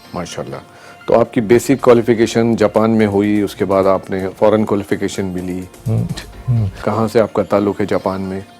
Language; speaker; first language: Urdu; native; Urdu